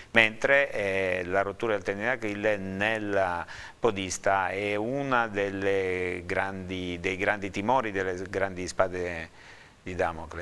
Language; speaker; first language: Italian; native; Italian